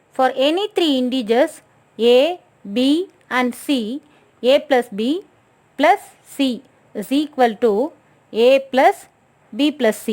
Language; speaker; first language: English; non-native, local second language; Tamil